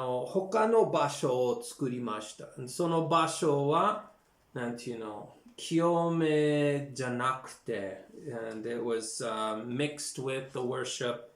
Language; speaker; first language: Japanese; non-native, learner; English